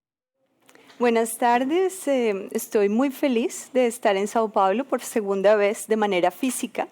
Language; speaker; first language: Spanish; native; Spanish